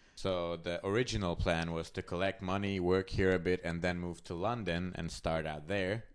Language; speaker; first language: English; non-native, fluent; Hungarian